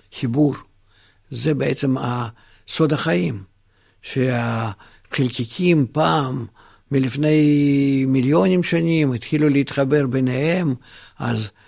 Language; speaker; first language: Hebrew; non-native, fluent; Russian